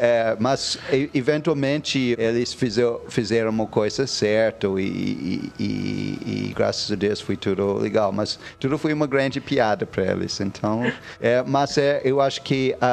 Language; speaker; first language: Portuguese; non-native, fluent; English